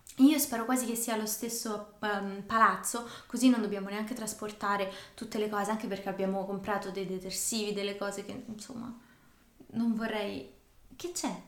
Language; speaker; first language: Italian; native; Italian